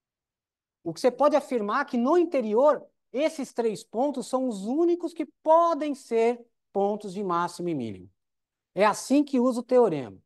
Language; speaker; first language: Portuguese; native; Portuguese